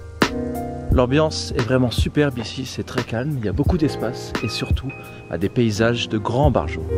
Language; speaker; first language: French; native; French